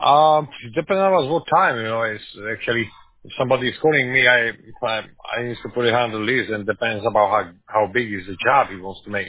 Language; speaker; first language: English; non-native, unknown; Slovak